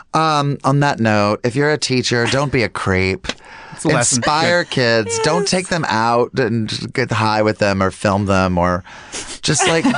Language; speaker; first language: English; native; English